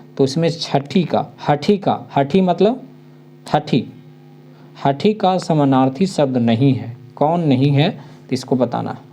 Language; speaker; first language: Hindi; native; Hindi